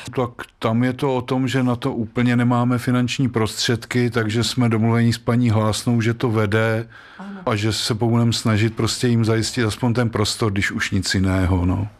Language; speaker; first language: Czech; native; Czech